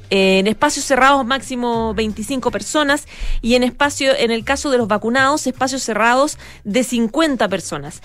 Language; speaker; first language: Spanish; native; Spanish